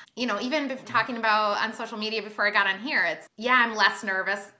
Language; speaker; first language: English; native; English